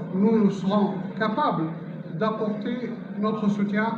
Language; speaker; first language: French; non-native, local second language; Arabic